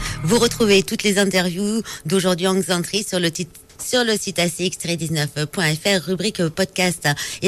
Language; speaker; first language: French; native; French